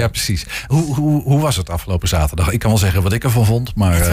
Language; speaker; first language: Dutch; native; Dutch